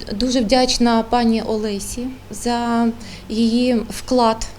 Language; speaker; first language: Ukrainian; non-native, local second language; Russian